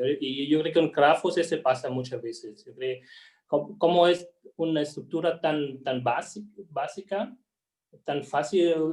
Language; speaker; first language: Spanish; non-native, fluent; German